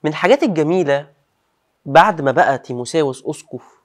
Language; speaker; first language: Arabic; native; Arabic